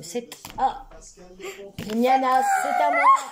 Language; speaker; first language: French; native; French